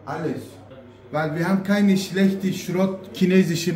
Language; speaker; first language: German; non-native, learner; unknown